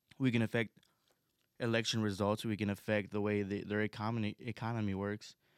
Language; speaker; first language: English; native; English